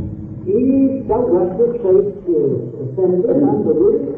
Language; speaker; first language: Polish; native; Polish